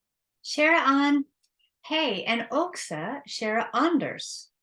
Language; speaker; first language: Swedish; non-native, learner; English